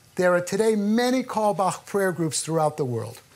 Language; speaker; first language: English; native; English